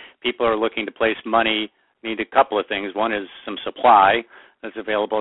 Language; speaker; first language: English; native; English